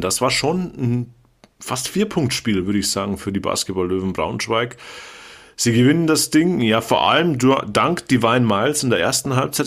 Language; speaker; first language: German; native; German